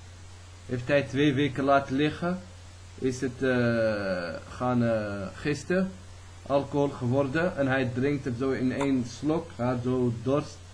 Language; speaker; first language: Dutch; early bilingual, other home language; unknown